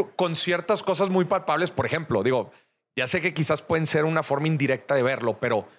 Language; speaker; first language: Spanish; native; Spanish